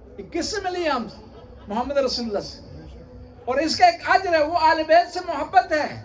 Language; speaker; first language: Urdu; non-native, local second language; Punjabi